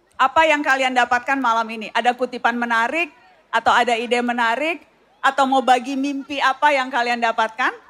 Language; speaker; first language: Indonesian; native; Indonesian